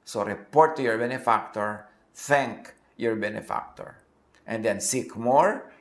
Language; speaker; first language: English; non-native, local second language; Filipino